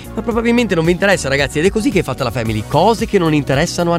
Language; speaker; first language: Italian; native; Italian